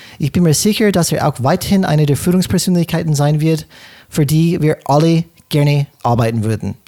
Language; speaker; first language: German; non-native, fluent; English